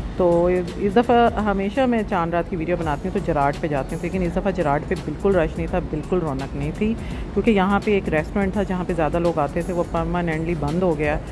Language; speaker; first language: Urdu; native; Urdu